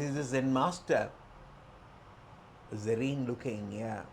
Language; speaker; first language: English; non-native, local second language; Sinhala